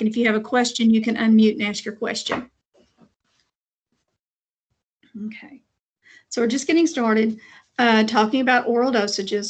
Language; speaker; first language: English; native; English